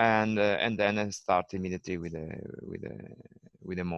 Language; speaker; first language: English; non-native, learner; Italian